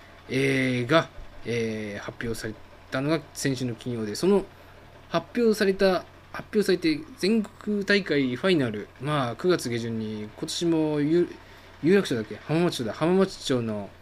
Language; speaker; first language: Japanese; native; Japanese